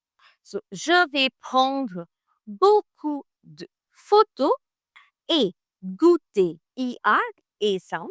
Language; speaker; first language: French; non-native, fluent; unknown